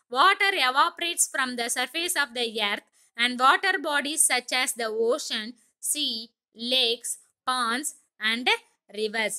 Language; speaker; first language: English; non-native, local second language; Tamil